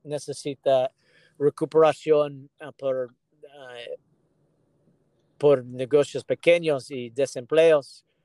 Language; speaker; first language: Spanish; non-native, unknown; English